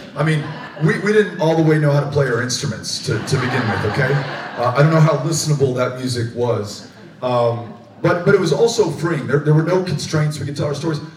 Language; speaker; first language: English; native; English